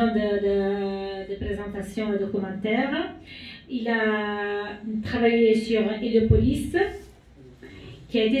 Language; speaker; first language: French; non-native, fluent; Italian